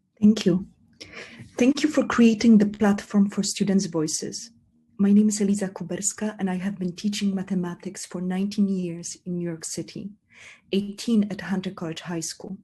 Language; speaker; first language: English; non-native, fluent; Polish